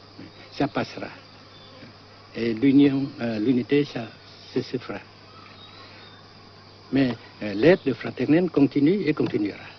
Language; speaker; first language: French; non-native, fluent; Vietnamese